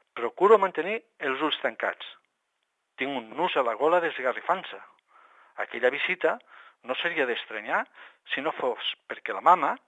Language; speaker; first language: Catalan; native; Catalan